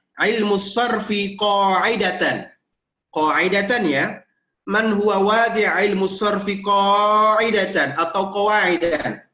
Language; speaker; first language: Arabic; non-native, fluent; Indonesian